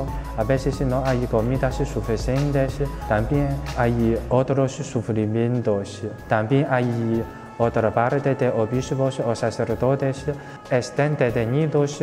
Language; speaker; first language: Spanish; non-native, local second language; Chinese